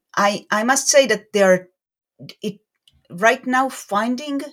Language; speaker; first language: English; non-native, fluent; Hebrew